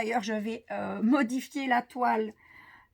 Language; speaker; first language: French; native; French